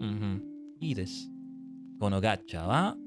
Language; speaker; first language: Japanese; non-native, learner; English